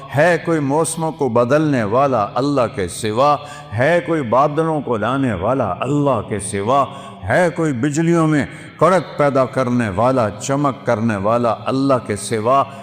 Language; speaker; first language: Urdu; non-native, local second language; Saraiki